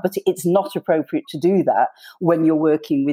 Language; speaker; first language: English; native; English